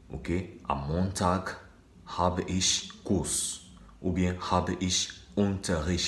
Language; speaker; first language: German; non-native, learner; French